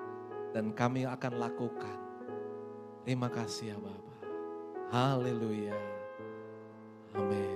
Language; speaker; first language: Indonesian; native; Indonesian